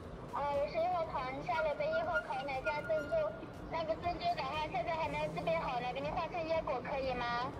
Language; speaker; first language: Chinese; native; Chinese